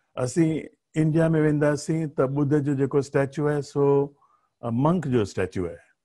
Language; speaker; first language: Sindhi; early bilingual, heritage; Sindhi